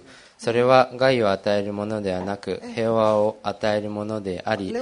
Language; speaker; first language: Japanese; early bilingual, other home language; Portuguese